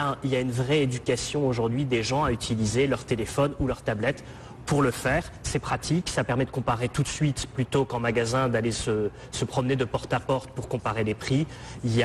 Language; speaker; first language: French; native; French